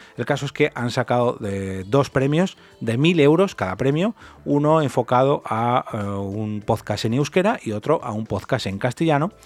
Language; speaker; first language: Spanish; native; Spanish